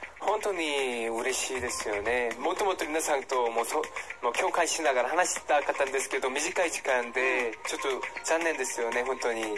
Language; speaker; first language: Japanese; non-native, learner; Korean